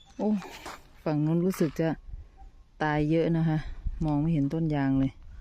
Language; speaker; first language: Thai; non-native, local second language; Lao